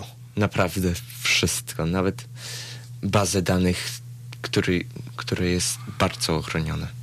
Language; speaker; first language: Polish; early bilingual, other home language; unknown